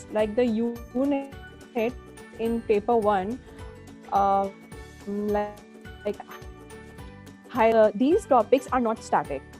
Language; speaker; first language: English; non-native, local second language; Hindi